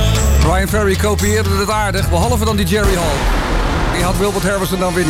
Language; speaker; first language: Dutch; native; Dutch